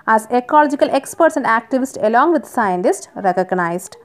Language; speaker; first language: English; non-native, local second language; Malayalam